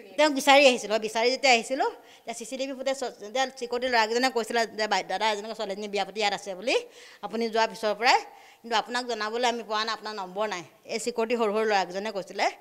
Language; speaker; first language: Assamese; native; Assamese